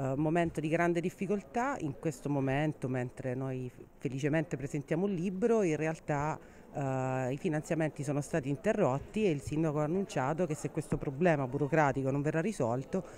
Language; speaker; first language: Italian; native; Italian